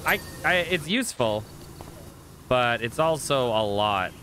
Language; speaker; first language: English; native; English